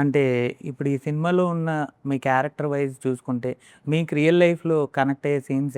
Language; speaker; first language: Telugu; native; Telugu